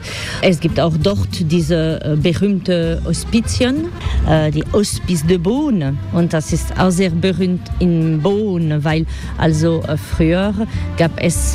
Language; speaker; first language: German; non-native, fluent; French